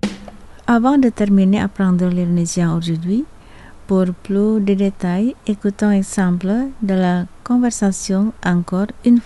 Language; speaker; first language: French; non-native, fluent; Indonesian